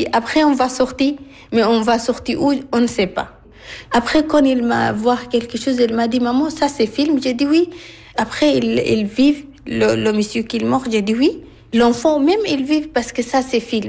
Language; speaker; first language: French; non-native, learner; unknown